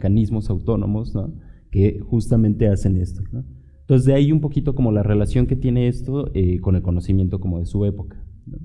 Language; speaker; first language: Spanish; native; Spanish